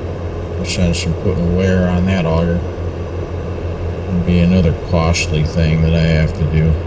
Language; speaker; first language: English; native; English